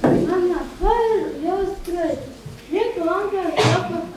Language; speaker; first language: Icelandic; non-native, learner; Ukrainian